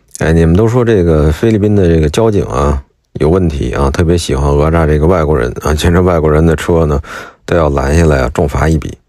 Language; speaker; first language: Chinese; native; Chinese